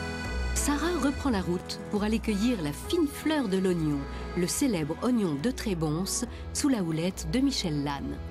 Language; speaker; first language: French; native; French